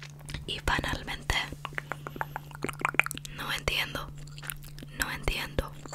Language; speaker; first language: Spanish; non-native, learner; English